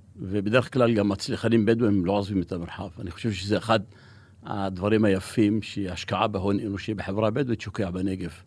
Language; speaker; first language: Hebrew; non-native, local second language; Arabic